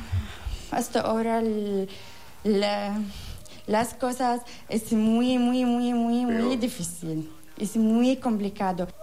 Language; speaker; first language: Spanish; non-native, learner; Arabic